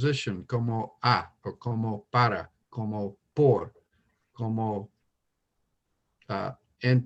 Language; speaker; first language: Spanish; non-native, learner; English